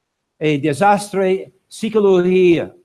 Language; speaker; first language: Spanish; non-native, learner; English